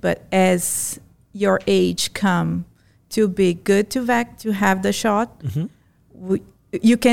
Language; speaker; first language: English; non-native, fluent; Portuguese